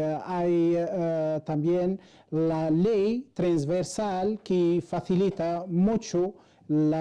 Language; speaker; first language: Spanish; non-native, fluent; Arabic